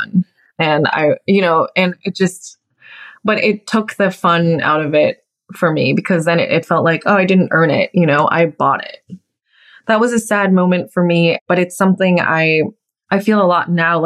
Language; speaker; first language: English; native; English